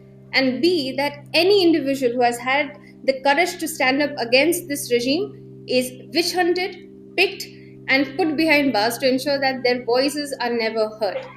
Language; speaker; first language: English; non-native, local second language; Gujarati